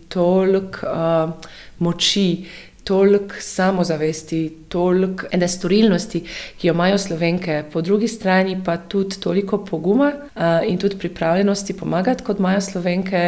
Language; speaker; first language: Slovenian; non-native, fluent; Polish